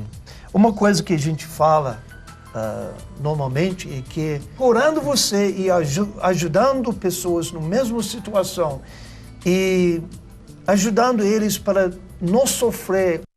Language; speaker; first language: Portuguese; non-native, learner; English